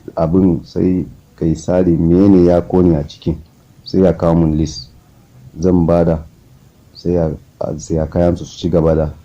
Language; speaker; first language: Hausa; non-native, local second language; Kanuri